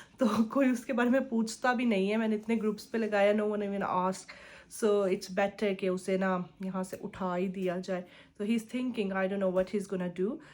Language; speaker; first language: Urdu; native; Urdu